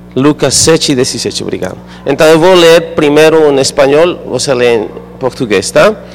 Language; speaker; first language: Portuguese; non-native, fluent; Spanish